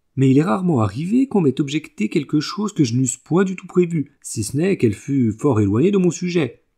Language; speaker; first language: French; native; French